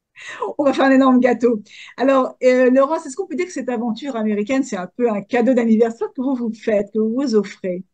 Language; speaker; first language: French; native; French